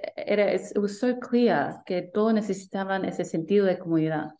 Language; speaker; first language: Spanish; early bilingual, heritage; Spanish